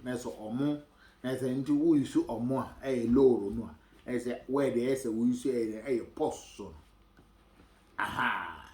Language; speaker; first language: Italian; non-native, fluent; Akan